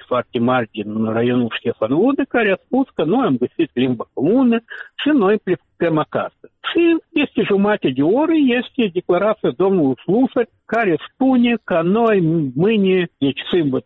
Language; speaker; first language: Romanian; non-native, local second language; Russian